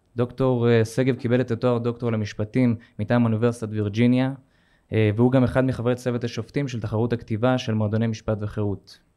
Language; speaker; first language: Hebrew; native; Hebrew